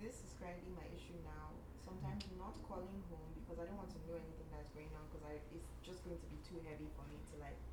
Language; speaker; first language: English; non-native, local second language; Yoruba